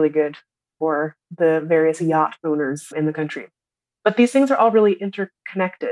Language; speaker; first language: English; native; English